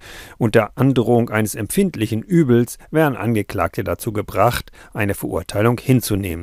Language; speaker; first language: German; native; German